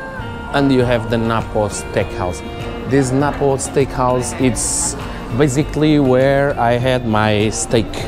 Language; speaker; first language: English; non-native, fluent; Portuguese